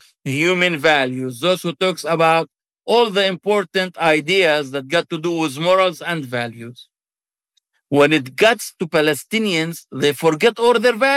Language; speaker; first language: English; non-native, fluent; Arabic